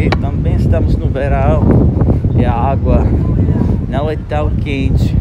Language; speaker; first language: Portuguese; non-native, fluent; Italian